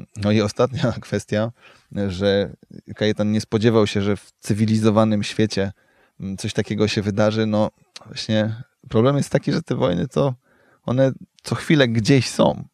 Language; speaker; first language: Polish; native; Polish